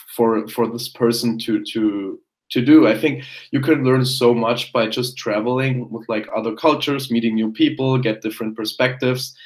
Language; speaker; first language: English; non-native, fluent; German